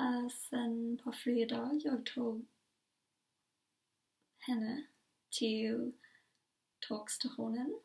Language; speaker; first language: Swedish; non-native, learner; English